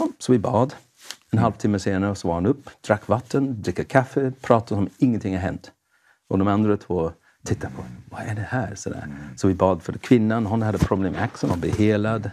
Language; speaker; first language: Swedish; non-native, fluent; English